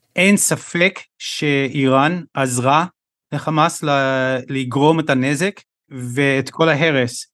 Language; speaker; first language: Hebrew; non-native, fluent; English